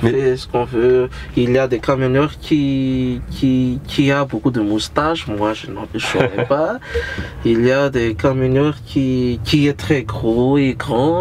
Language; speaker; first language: French; non-native, local second language; Malagasy